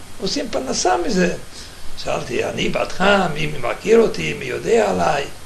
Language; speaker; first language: Hebrew; non-native, fluent; Yiddish